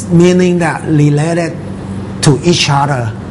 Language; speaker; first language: English; non-native, fluent; Thai